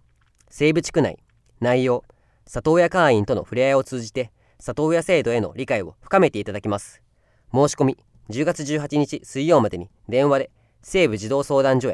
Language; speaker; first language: Japanese; native; Japanese